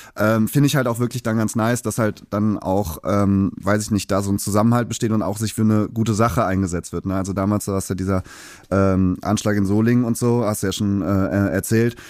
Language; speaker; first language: German; native; German